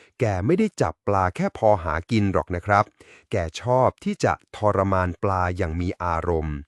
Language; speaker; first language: Thai; native; Thai